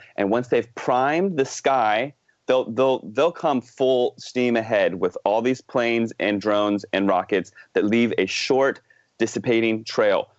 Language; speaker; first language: English; native; English